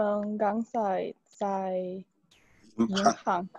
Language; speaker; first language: Chinese; non-native, learner; Spanish